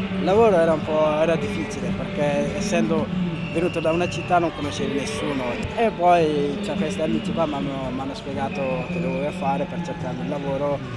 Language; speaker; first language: Italian; early bilingual, other home language; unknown